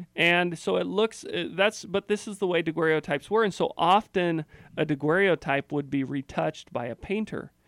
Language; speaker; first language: English; native; English